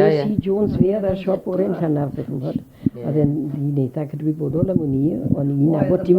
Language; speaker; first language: Welsh; native; Welsh